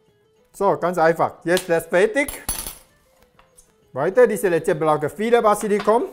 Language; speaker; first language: German; non-native, learner; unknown